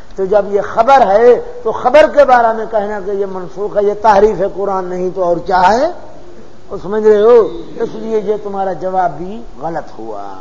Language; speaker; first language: Urdu; non-native, local second language; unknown